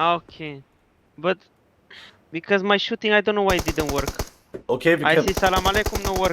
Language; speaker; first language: English; non-native, learner; Turkish